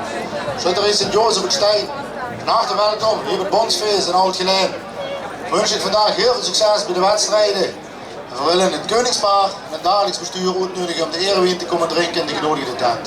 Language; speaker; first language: Dutch; native; Dutch